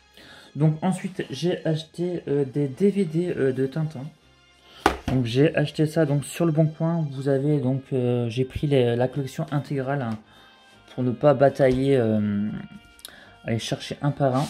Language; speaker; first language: French; native; French